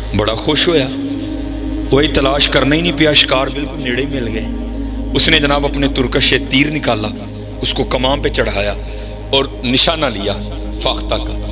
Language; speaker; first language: Urdu; non-native, local second language; Punjabi